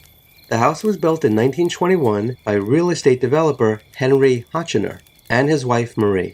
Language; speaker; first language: English; native; English